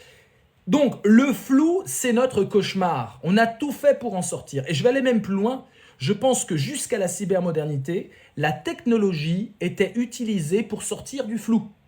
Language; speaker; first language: French; native; French